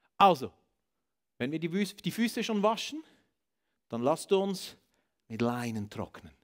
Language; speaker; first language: German; native; German